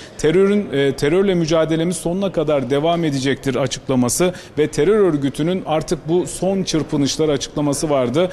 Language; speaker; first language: Turkish; native; Turkish